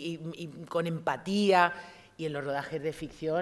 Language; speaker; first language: Spanish; native; Spanish